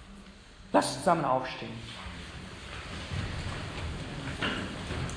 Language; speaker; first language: German; non-native, fluent; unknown